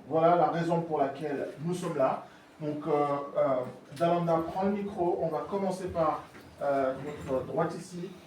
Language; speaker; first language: French; non-native, local second language; Fula